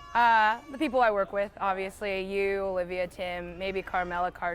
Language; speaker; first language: English; native; English